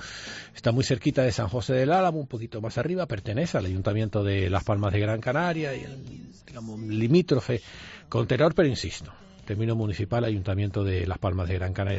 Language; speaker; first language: Spanish; native; Spanish